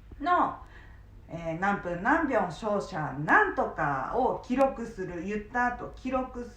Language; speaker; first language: Japanese; native; Japanese